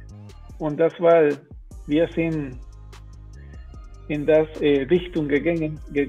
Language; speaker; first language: German; non-native, learner; Spanish